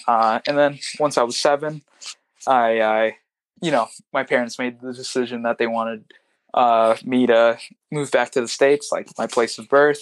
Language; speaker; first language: English; non-native, local second language; Swahili